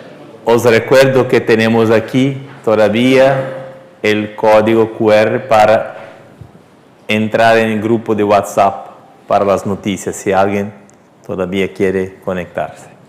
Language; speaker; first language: Spanish; non-native, fluent; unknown